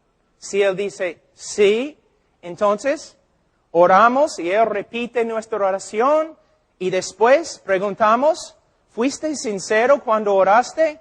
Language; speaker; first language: Spanish; non-native, fluent; English